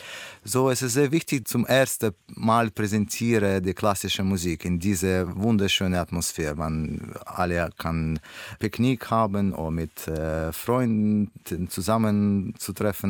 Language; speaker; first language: German; non-native, learner; Russian